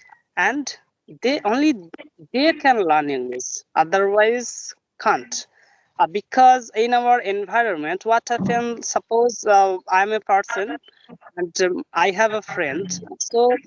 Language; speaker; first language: English; non-native, local second language; Bangla